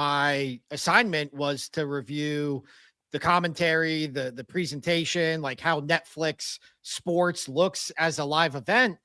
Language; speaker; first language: English; native; English